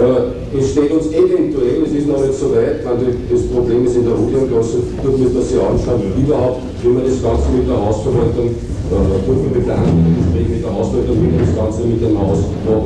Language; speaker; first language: German; native; German